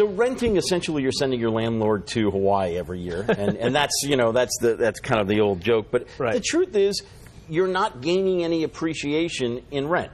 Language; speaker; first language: English; native; English